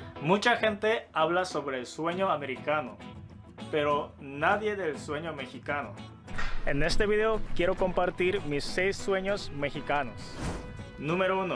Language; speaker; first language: Spanish; non-native, fluent; Japanese